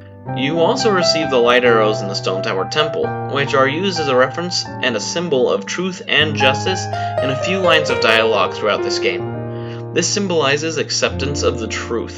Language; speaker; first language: English; native; English